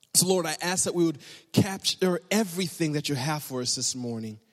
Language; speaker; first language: English; native; English